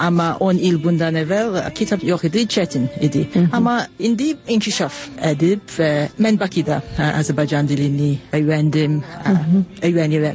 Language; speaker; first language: Azerbaijani; non-native, learner; English